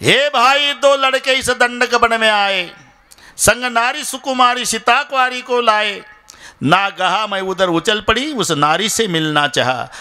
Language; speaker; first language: Hindi; non-native, local second language; Marathi